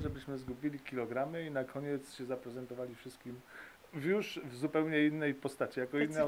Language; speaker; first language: Polish; native; Polish